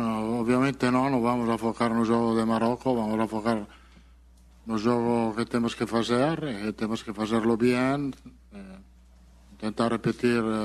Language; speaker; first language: Portuguese; non-native, fluent; Spanish